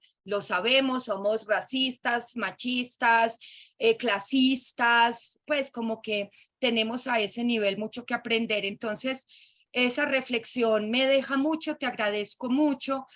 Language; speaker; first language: Spanish; native; Spanish